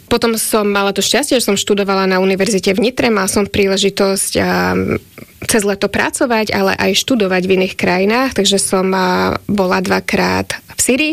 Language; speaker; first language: Slovak; native; Slovak